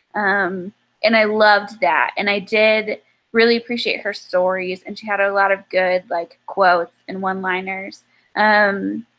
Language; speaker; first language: English; native; English